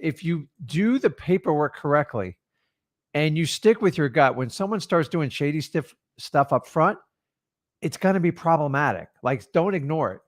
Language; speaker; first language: English; native; English